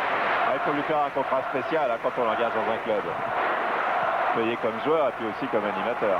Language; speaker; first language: French; native; French